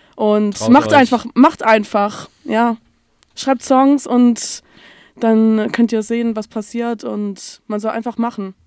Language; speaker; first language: German; native; German